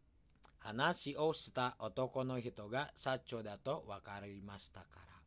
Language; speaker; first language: Japanese; non-native, fluent; Indonesian